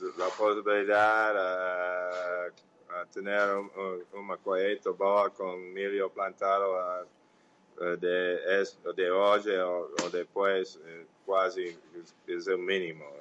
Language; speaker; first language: Portuguese; non-native, fluent; English